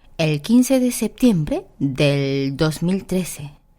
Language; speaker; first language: Spanish; non-native, fluent; Korean